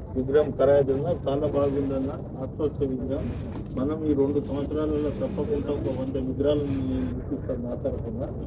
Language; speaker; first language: Telugu; non-native, local second language; Lambadi